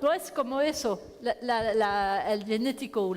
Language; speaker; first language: Spanish; non-native, learner; French